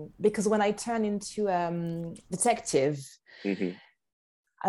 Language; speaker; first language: English; non-native, fluent; French